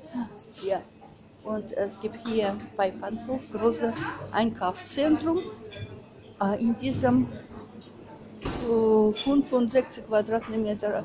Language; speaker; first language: German; non-native, learner; Russian